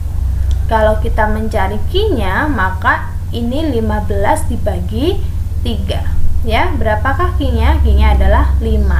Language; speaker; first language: Indonesian; native; Indonesian